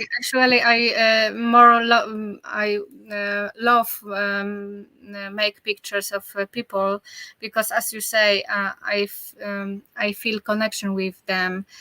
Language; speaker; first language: English; non-native, learner; Polish